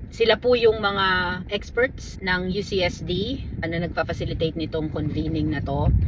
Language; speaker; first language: Filipino; native; Filipino